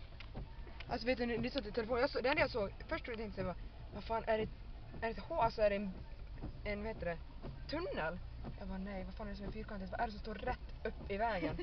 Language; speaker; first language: Swedish; native; Swedish